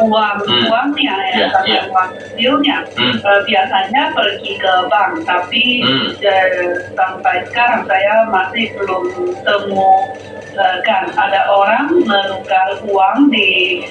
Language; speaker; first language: Indonesian; non-native, fluent; Chinese